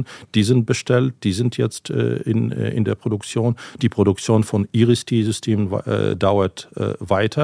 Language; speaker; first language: German; non-native, fluent; Ukrainian